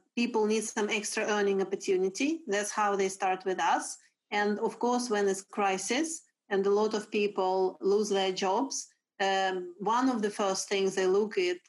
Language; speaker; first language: English; non-native, fluent; Russian